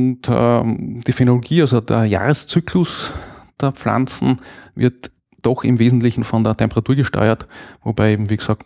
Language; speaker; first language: German; native; German